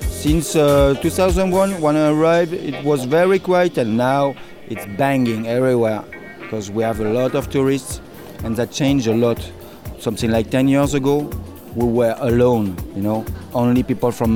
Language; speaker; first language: English; non-native, fluent; French